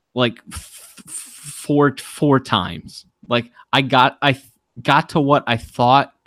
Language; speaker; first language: English; native; English